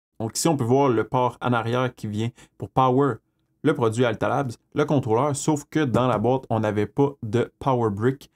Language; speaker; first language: French; native; French